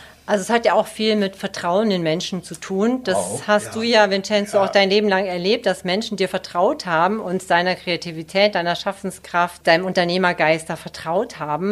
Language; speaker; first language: German; native; German